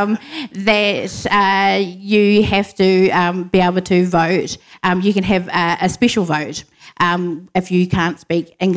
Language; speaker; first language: English; native; English